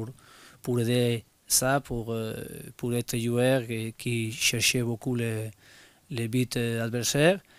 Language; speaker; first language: French; non-native, learner; Spanish